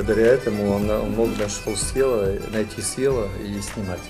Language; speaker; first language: Russian; non-native, fluent; French